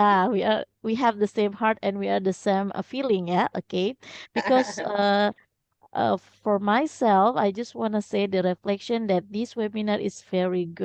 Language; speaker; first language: English; non-native, fluent; Indonesian